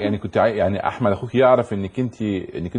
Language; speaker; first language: Arabic; native; Arabic